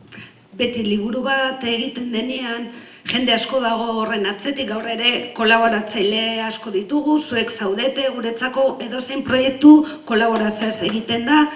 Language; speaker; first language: Basque; native; Basque